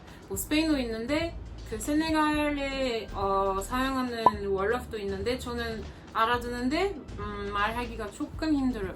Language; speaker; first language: Korean; non-native, fluent; French